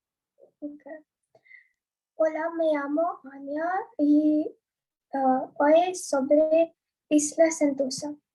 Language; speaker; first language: Spanish; non-native, learner; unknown